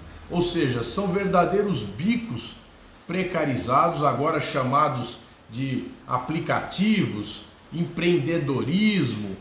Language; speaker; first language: Portuguese; native; Portuguese